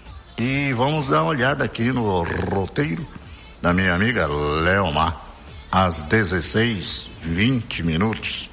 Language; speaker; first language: Portuguese; native; Portuguese